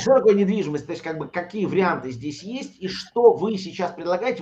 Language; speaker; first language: Russian; native; Russian